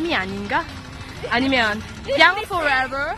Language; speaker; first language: Korean; non-native, learner; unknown